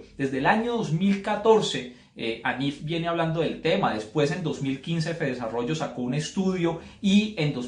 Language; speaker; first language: Spanish; native; Spanish